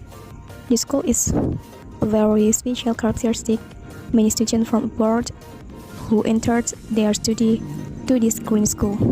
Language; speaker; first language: English; non-native, learner; Indonesian